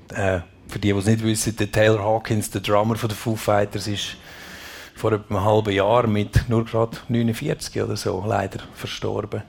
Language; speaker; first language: German; native; German